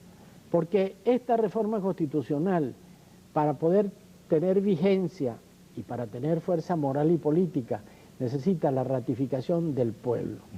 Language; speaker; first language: Spanish; native; Spanish